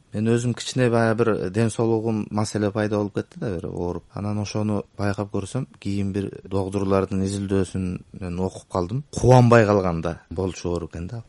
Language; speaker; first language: Kyrgyz; native; Kyrgyz